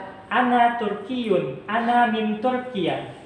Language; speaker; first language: Arabic; non-native, fluent; Indonesian